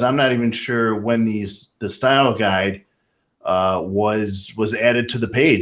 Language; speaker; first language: English; native; English